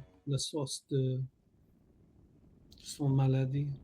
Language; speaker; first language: French; non-native, learner; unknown